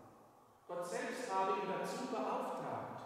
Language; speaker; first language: German; native; German